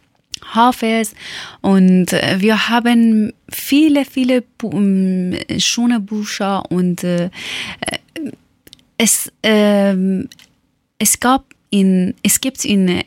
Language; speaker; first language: German; non-native, learner; Persian